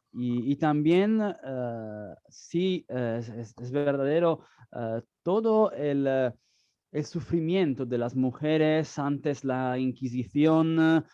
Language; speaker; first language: Spanish; non-native, fluent; Italian